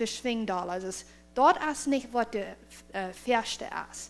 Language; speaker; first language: German; non-native, learner; Plautdietsch